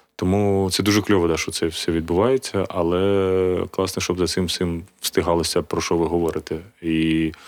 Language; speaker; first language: Ukrainian; native; Ukrainian